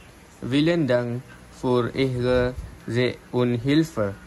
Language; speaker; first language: German; non-native, learner; Malay